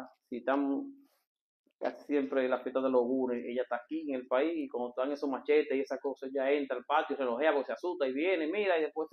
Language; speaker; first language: Spanish; native; Spanish